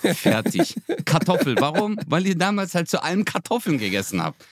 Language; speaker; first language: German; early bilingual, other home language; Turkish